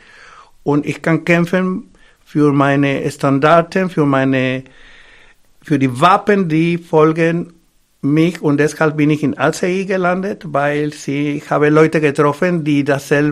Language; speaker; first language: German; non-native, fluent; Spanish